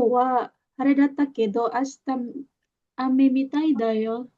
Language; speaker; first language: Japanese; non-native, learner; Indonesian